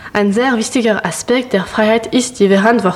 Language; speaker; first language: German; non-native, learner; French